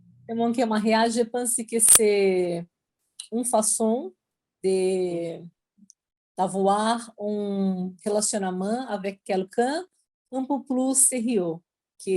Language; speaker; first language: French; non-native, learner; Portuguese